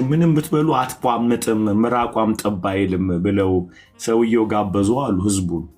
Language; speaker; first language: Amharic; non-native, local second language; Somali